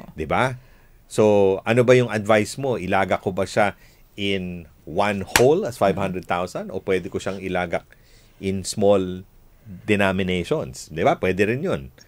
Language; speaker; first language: Filipino; native; Filipino